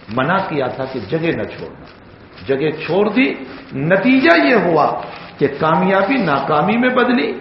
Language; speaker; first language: Urdu; native; Urdu